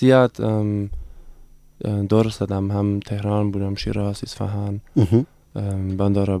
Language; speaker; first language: Persian; non-native, learner; German